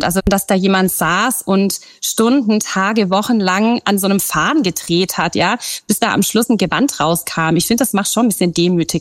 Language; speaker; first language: German; native; German